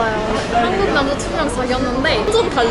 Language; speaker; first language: Korean; non-native, fluent; Turkish